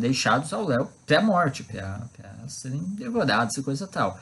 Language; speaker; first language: Portuguese; native; Portuguese